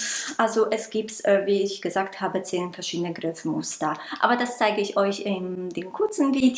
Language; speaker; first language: German; non-native, local second language; Polish